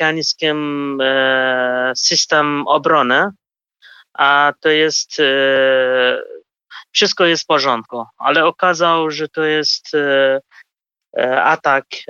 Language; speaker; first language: Polish; non-native, fluent; Kurdish